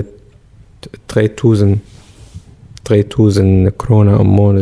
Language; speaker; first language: Danish; non-native, learner; Arabic